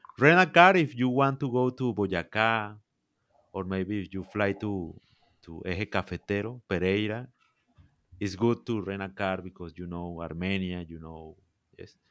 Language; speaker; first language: English; non-native, learner; Spanish